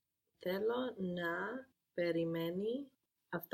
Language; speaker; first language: Greek; non-native, learner; English